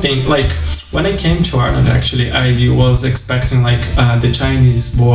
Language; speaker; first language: English; non-native, fluent; Portuguese